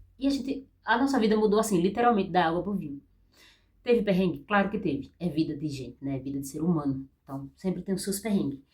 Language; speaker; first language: Portuguese; native; Portuguese